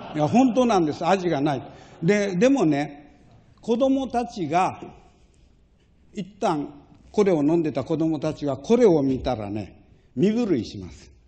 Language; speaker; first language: Japanese; native; Japanese